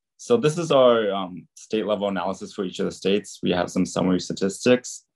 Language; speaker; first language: English; native; English